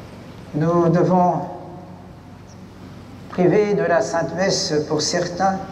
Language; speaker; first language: French; native; French